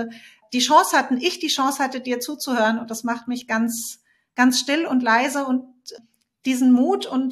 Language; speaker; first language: German; native; German